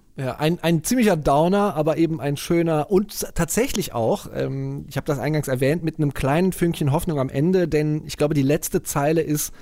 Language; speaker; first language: German; native; German